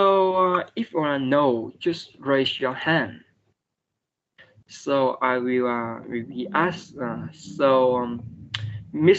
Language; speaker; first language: English; non-native, fluent; Vietnamese